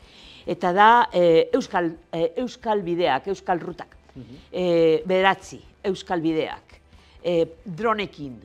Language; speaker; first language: Basque; non-native, local second language; Spanish